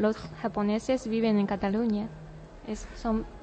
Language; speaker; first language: Spanish; non-native, learner; Japanese